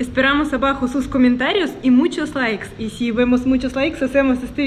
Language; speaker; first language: Spanish; non-native, learner; Russian